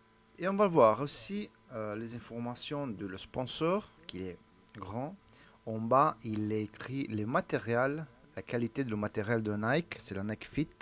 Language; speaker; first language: French; non-native, learner; Italian